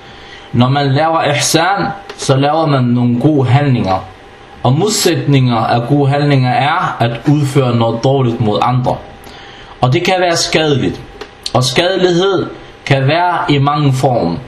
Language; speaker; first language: Danish; non-native, fluent; Arabic